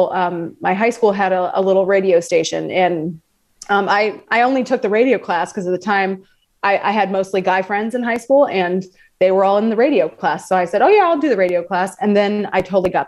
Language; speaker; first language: English; native; English